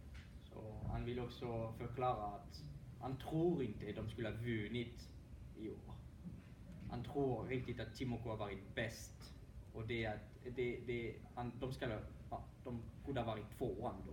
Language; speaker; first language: Swedish; non-native, fluent; French